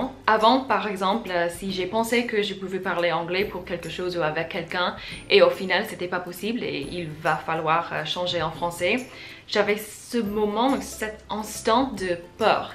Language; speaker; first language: French; non-native, fluent; English